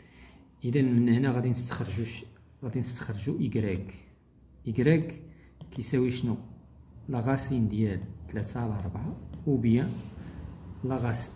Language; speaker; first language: Arabic; native; Arabic